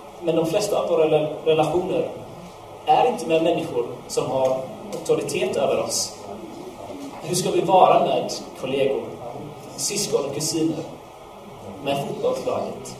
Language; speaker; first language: Swedish; non-native, fluent; English